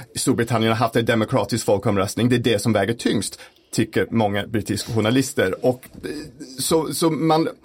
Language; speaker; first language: Swedish; non-native, fluent; English